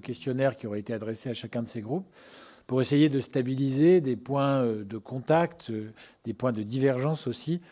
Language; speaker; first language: French; native; French